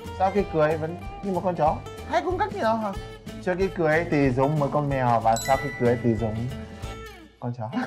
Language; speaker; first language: Vietnamese; non-native, fluent; Yoruba